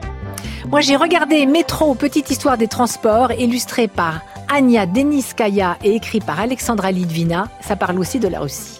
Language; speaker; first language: French; native; French